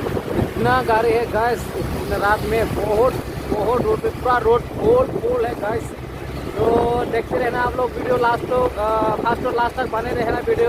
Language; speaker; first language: Hindi; non-native, local second language; Kok Borok